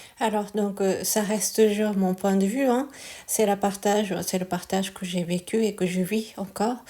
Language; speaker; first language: French; non-native, fluent; Japanese